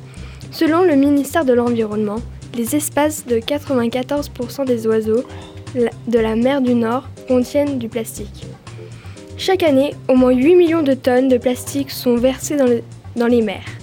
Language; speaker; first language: French; native; French